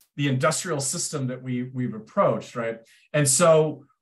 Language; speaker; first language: English; native; English